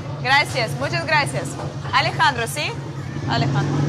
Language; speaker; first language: Spanish; non-native, learner; Russian